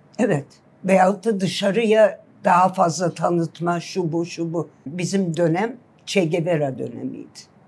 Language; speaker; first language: Turkish; native; Turkish